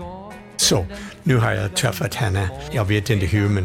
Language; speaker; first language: Swedish; non-native, fluent; English